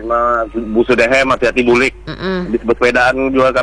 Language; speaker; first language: Indonesian; native; Indonesian